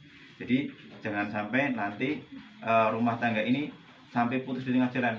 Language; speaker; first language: Indonesian; native; Indonesian